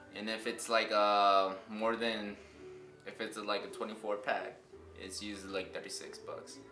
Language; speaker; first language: English; native; English